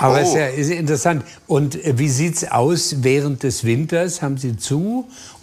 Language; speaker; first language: German; native; German